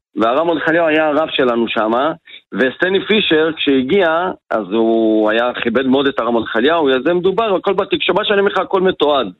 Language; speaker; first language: Hebrew; native; Hebrew